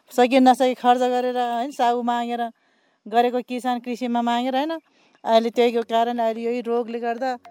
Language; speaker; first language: Nepali; non-native, local second language; Eastern Tamang